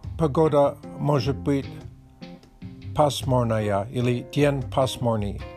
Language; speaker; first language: Russian; non-native, learner; English